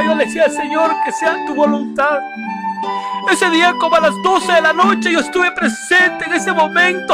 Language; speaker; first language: Spanish; native; Spanish